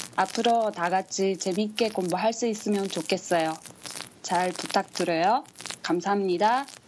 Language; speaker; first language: Korean; non-native, learner; Japanese